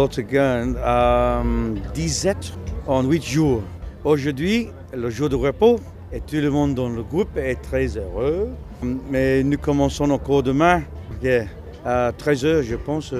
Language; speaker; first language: French; non-native, learner; English